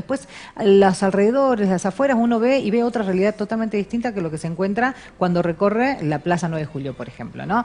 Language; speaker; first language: Spanish; native; Spanish